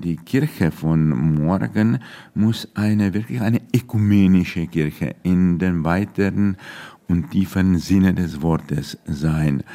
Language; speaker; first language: German; non-native, fluent; Czech